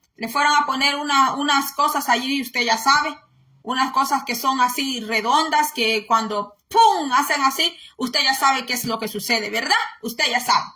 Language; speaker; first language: Spanish; native; Spanish